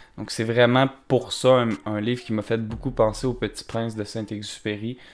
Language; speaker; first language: French; native; French